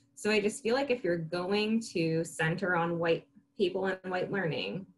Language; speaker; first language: English; native; English